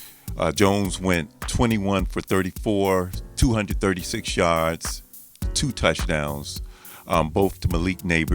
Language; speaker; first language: English; native; English